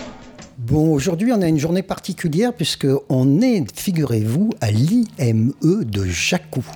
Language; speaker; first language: French; native; French